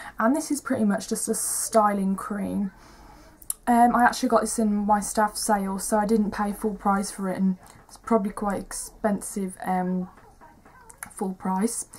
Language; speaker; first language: English; native; English